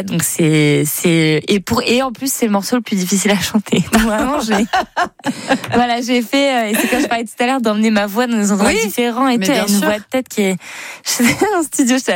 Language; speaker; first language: French; native; French